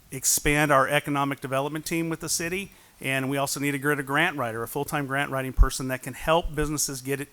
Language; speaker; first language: English; native; English